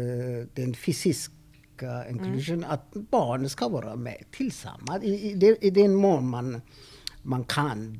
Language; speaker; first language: Swedish; non-native, fluent; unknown